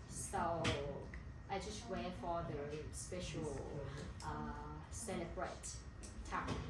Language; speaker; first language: English; non-native, learner; Hmong